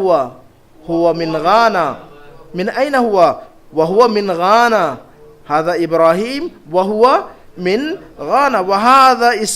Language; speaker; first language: Arabic; non-native, fluent; Urdu